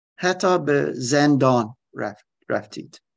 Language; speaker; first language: Persian; non-native, learner; German